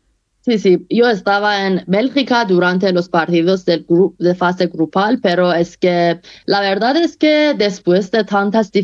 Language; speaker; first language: Spanish; non-native, fluent; Persian